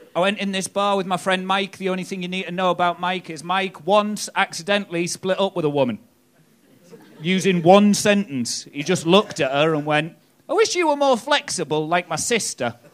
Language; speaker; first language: English; native; English